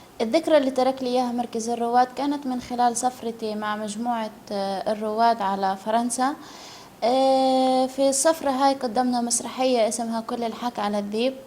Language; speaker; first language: Arabic; native; Arabic